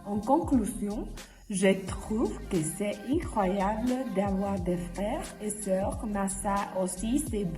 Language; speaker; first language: French; non-native, learner; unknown